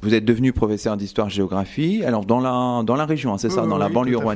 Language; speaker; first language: French; native; French